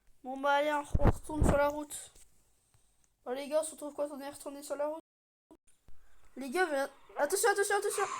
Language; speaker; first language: French; native; French